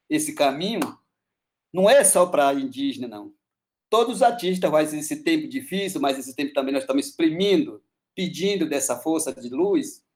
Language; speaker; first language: Portuguese; non-native, local second language; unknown